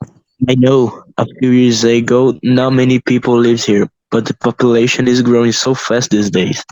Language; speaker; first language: English; non-native, learner; Portuguese